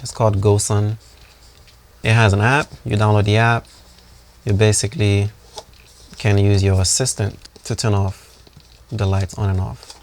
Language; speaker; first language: English; native; English